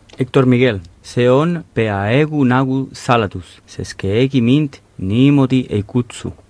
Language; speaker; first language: Estonian; non-native, fluent; Spanish